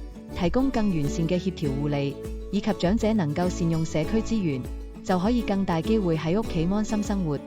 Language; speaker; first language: Cantonese; native; Cantonese